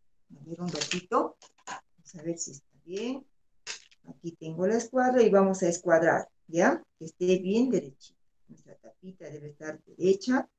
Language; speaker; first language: Spanish; native; Spanish